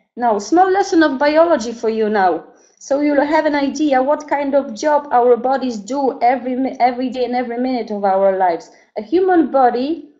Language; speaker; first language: English; non-native, fluent; Polish